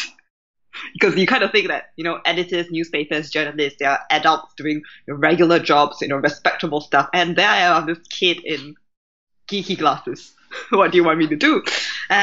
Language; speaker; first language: English; native; English